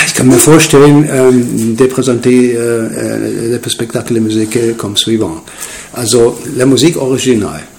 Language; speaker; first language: French; non-native, learner; German